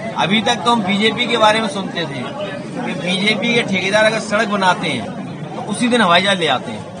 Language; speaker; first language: Hindi; native; Hindi